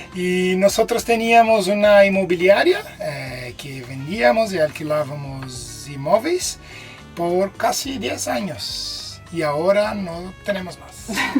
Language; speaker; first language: Spanish; non-native, learner; Portuguese